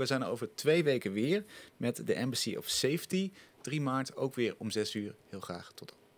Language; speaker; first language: Dutch; native; Dutch